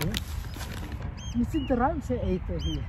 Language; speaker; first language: Dutch; non-native, learner; Indonesian